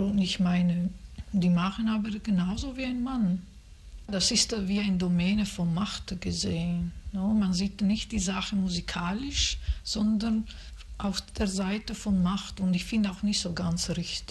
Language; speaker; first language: German; non-native, fluent; Italian